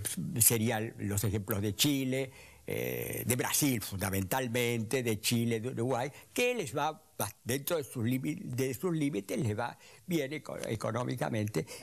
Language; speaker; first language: Spanish; native; Spanish